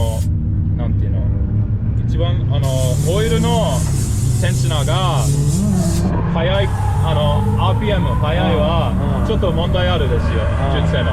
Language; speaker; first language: Japanese; non-native, learner; English